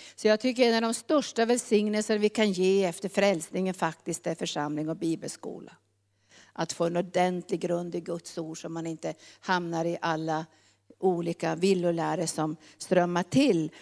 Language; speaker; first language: Swedish; native; Swedish